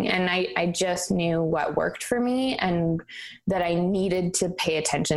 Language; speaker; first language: English; native; English